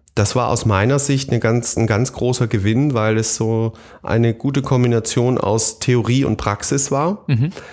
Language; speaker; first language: German; native; German